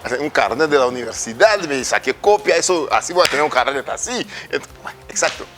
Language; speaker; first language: Spanish; non-native, fluent; French